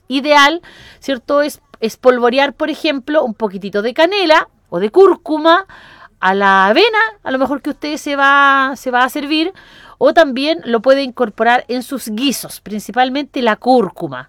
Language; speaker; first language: Spanish; native; Spanish